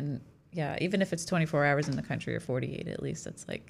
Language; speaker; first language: English; native; English